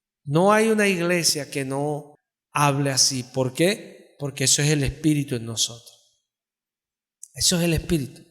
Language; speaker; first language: Spanish; native; Spanish